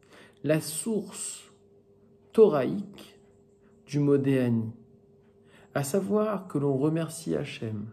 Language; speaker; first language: French; native; French